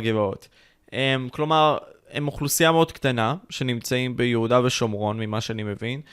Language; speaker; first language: Hebrew; native; Hebrew